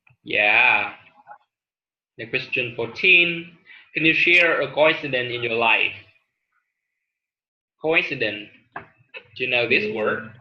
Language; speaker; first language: English; non-native, learner; Vietnamese